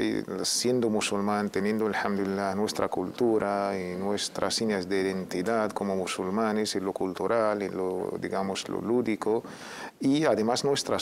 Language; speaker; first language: Spanish; native; Spanish